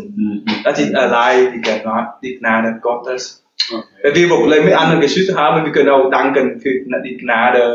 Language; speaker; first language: German; non-native, learner; Vietnamese